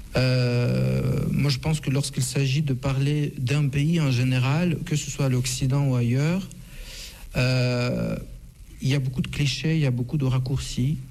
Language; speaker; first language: French; non-native, fluent; Russian